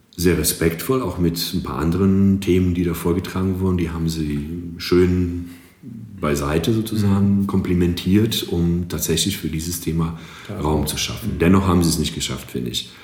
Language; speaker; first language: German; non-native, fluent; Greek